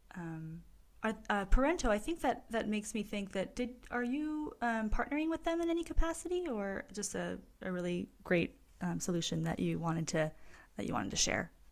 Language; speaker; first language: English; native; English